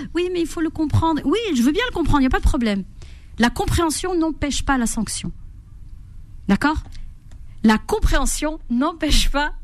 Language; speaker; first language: French; native; French